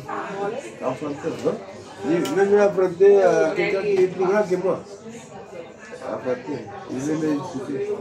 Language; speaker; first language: French; non-native, learner; Spanish